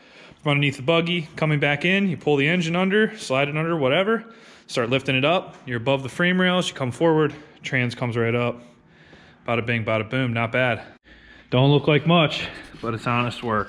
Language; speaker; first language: English; native; English